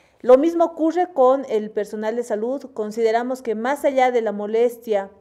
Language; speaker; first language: Spanish; native; Spanish